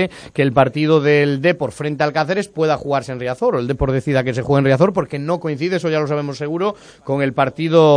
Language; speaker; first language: Spanish; native; Spanish